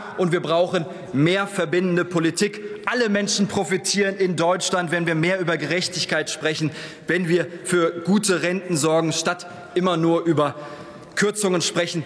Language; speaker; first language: German; early bilingual, other home language; Turkish